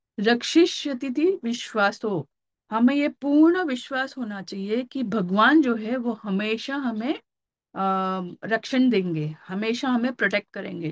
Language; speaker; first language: Hindi; non-native, local second language; Marathi